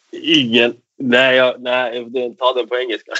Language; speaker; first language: Swedish; non-native, fluent; Persian